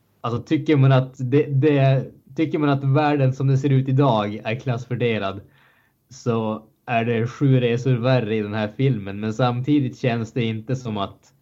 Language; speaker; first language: Swedish; native; Swedish